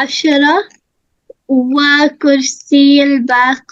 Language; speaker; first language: Arabic; non-native, learner; Urdu